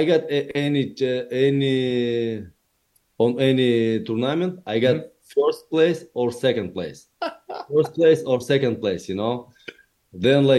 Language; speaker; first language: English; non-native, learner; Russian